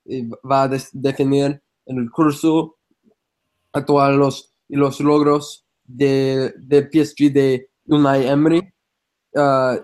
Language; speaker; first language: Spanish; non-native, fluent; English